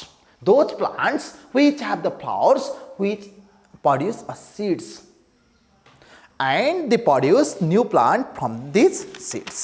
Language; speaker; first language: English; non-native, local second language; Nepali